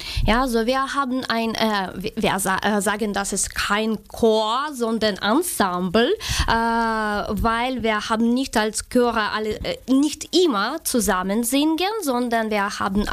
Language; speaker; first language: German; non-native, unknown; Ukrainian